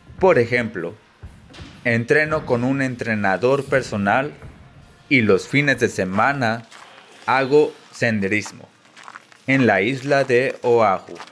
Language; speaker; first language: Spanish; early bilingual, heritage; Spanish